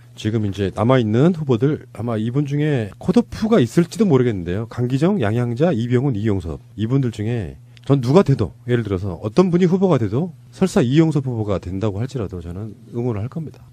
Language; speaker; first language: Korean; native; Korean